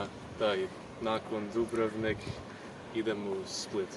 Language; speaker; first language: Croatian; non-native, learner; English